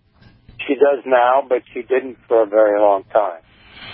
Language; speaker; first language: English; native; English